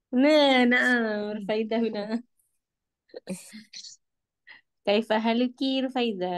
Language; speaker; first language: Arabic; non-native, learner; Indonesian